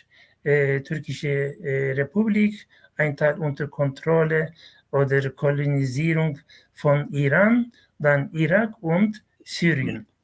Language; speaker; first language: German; non-native, fluent; Kurdish